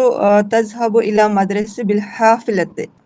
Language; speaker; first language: Arabic; non-native, learner; Urdu